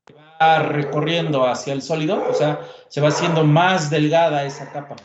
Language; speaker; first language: Spanish; native; Spanish